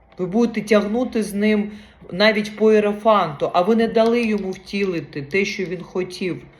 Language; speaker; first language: Ukrainian; non-native, local second language; Russian